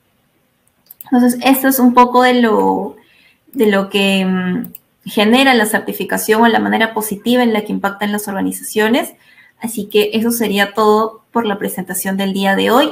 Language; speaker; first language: Spanish; native; Spanish